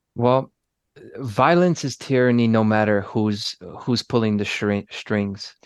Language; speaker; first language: English; early bilingual, other home language; Polish